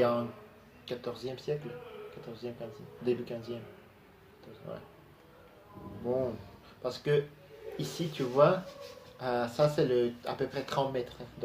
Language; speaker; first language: French; non-native, learner; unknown